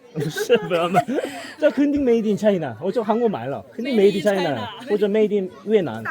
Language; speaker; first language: Chinese; non-native, fluent; Korean